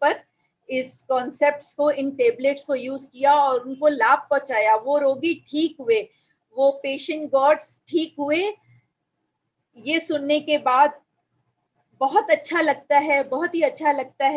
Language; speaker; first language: Hindi; native; Hindi